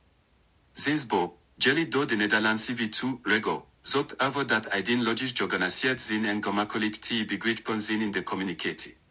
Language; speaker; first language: Dutch; non-native, learner; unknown